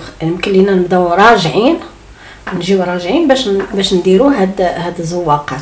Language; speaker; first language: Arabic; native; Arabic